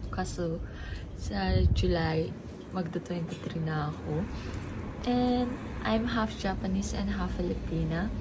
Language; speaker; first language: Filipino; early bilingual, heritage; Japanese